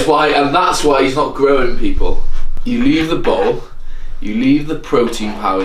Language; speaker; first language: English; native; English